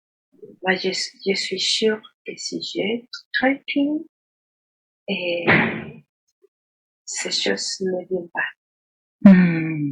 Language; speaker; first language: French; non-native, learner; Spanish